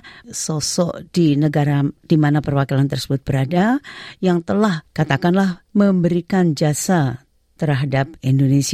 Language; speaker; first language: Indonesian; native; Indonesian